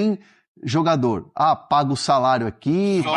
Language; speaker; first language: Portuguese; native; Portuguese